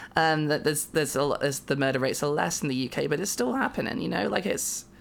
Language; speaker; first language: English; native; English